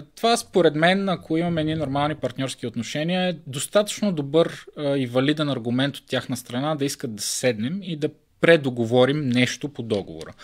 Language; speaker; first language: Bulgarian; native; Bulgarian